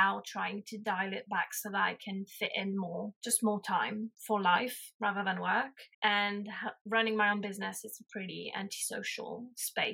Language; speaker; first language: English; non-native, fluent; French